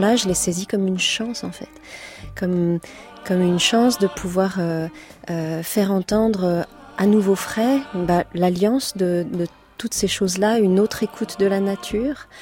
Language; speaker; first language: French; native; French